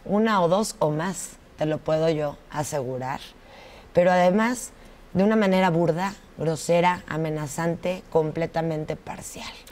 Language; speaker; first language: Spanish; native; Spanish